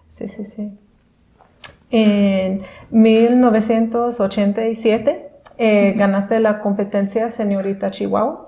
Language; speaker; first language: Spanish; non-native, fluent; English